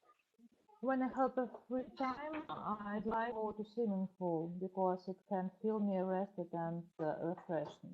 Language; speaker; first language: English; non-native, learner; Russian